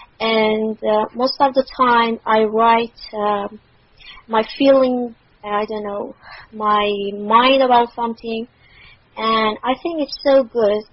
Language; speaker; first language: English; non-native, learner; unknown